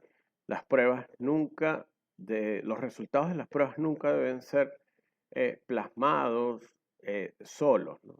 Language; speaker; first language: Spanish; native; Spanish